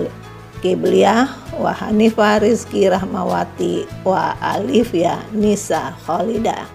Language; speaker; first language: Arabic; non-native, fluent; Indonesian